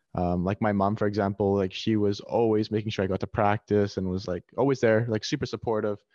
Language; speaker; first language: English; native; English